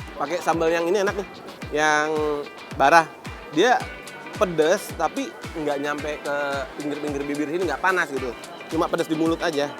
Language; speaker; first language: Indonesian; native; Indonesian